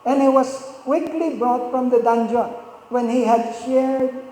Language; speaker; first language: English; non-native, local second language; Filipino